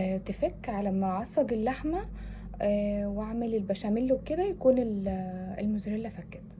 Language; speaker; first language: Arabic; native; Arabic